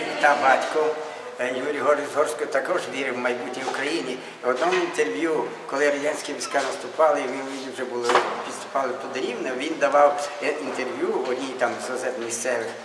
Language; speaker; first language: Ukrainian; native; Ukrainian